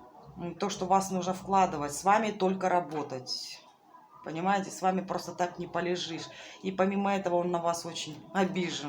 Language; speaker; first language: Russian; native; Russian